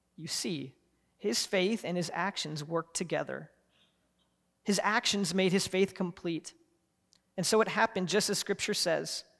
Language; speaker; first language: English; native; English